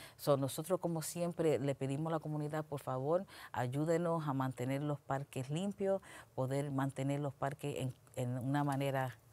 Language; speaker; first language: Spanish; early bilingual, heritage; Spanish